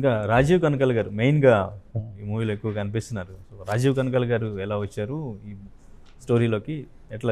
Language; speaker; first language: Telugu; native; Telugu